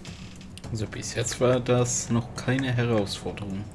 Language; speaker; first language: German; non-native, local second language; Luxembourgish